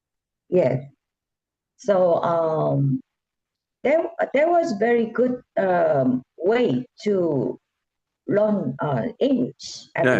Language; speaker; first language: English; non-native, learner; Korean